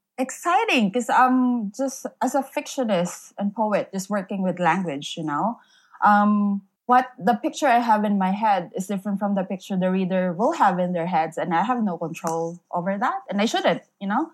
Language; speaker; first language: English; non-native, local second language; Filipino